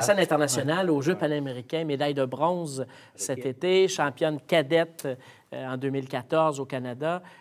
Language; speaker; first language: French; native; French